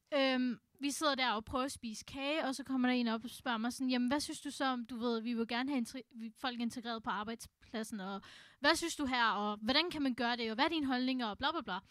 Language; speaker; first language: Danish; early bilingual, other home language; Urdu